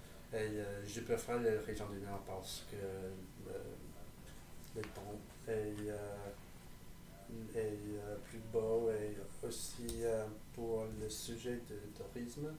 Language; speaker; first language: French; non-native, learner; English